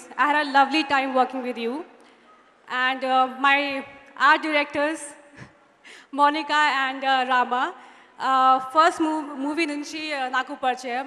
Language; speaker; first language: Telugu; non-native, learner; Hindi